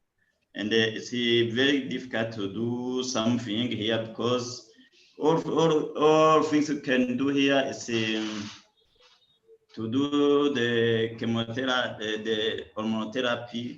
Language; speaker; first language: English; non-native, learner; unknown